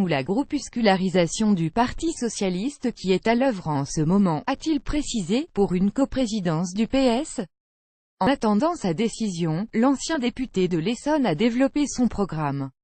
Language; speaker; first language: French; native; French